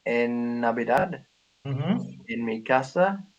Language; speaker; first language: Spanish; non-native, learner; English